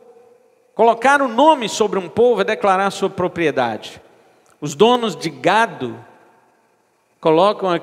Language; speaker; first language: Portuguese; native; Portuguese